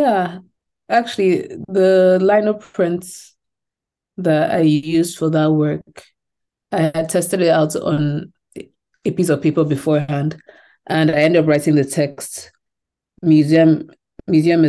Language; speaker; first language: English; non-native, local second language; Yoruba